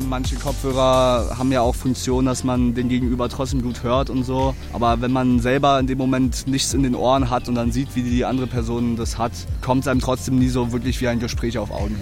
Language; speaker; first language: German; native; German